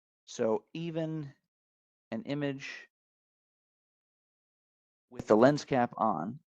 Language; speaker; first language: English; native; English